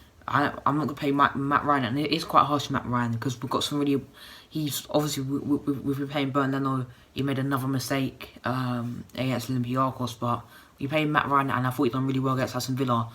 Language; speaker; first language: English; native; English